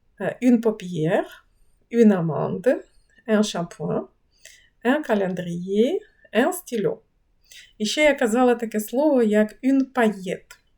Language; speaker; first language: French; non-native, fluent; Ukrainian